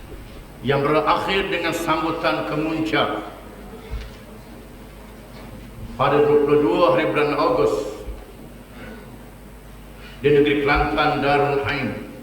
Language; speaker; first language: Malay; native; Malay